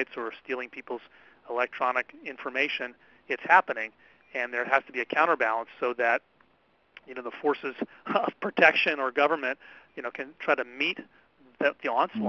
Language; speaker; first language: English; native; English